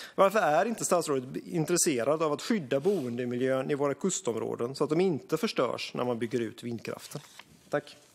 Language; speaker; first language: Swedish; native; Swedish